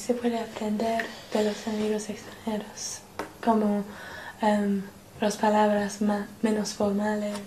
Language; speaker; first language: Spanish; non-native, learner; English